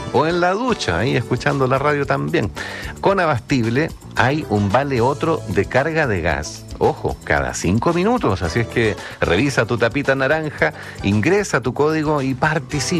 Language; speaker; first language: Spanish; native; Spanish